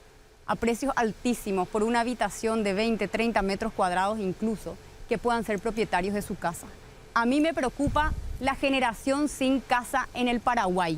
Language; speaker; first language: Spanish; native; Spanish